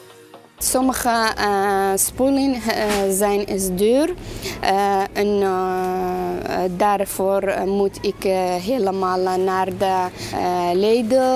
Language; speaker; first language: Dutch; non-native, learner; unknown